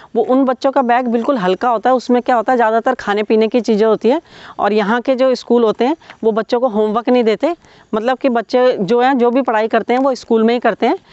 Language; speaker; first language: Hindi; native; Hindi